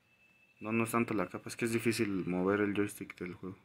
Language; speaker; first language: Spanish; native; Spanish